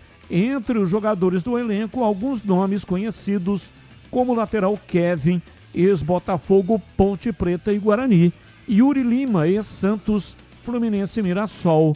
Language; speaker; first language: Portuguese; native; Portuguese